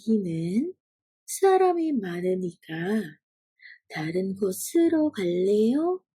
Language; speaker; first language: Korean; non-native, fluent; Indonesian